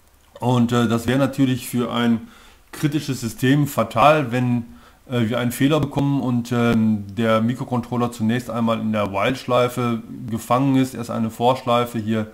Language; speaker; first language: German; native; German